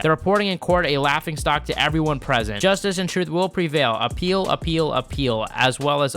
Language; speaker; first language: English; native; English